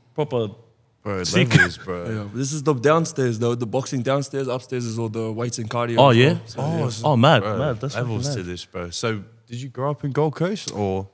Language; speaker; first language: English; native; English